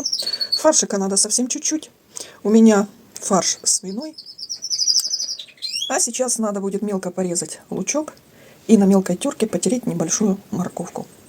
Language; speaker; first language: Russian; native; Russian